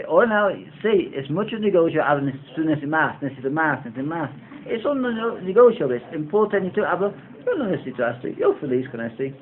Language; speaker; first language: Spanish; non-native, learner; English